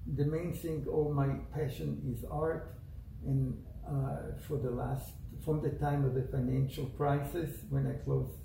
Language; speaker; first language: English; non-native, fluent; Hebrew